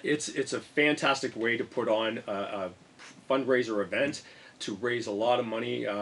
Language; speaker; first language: English; native; English